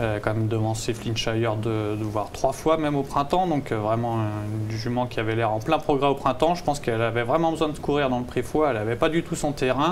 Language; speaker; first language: French; native; French